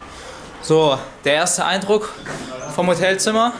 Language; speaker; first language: German; native; German